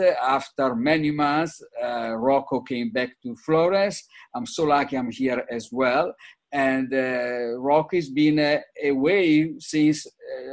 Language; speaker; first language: English; non-native, fluent; Italian